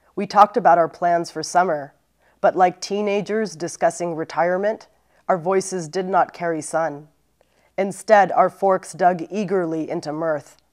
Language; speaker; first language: English; native; English